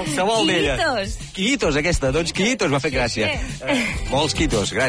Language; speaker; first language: Catalan; native; Catalan